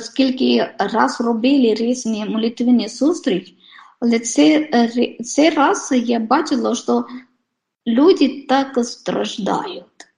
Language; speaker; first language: Ukrainian; non-native, fluent; Polish